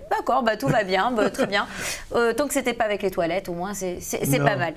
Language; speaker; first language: French; native; French